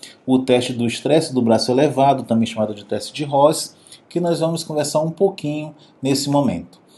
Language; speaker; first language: Portuguese; native; Portuguese